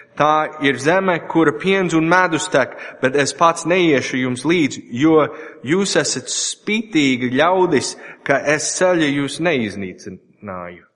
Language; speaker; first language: Latvian; non-native, learner; English